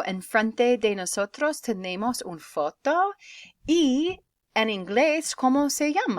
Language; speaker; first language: Spanish; non-native, learner; English